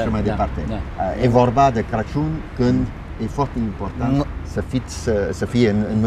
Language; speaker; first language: Romanian; non-native, fluent; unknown